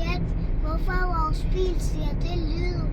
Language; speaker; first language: Danish; early bilingual, other home language; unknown